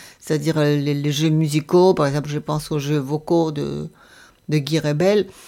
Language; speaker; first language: French; non-native, fluent; Spanish